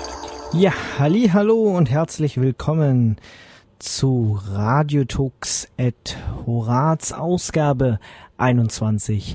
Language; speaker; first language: German; native; German